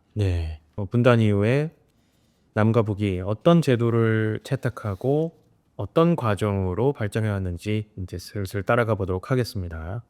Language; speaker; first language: Korean; native; Korean